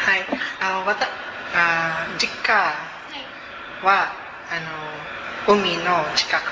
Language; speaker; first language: Japanese; non-native, learner; Cebuano